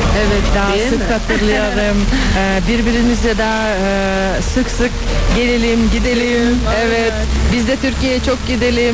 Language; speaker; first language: Turkish; non-native, learner; Kyrgyz